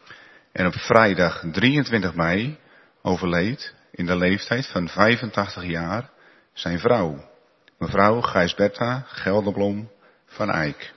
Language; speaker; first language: Dutch; native; Dutch